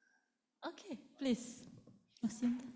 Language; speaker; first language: English; non-native, learner; Indonesian